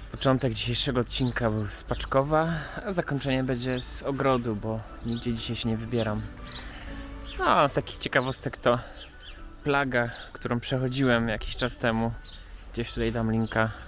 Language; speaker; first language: Polish; native; Polish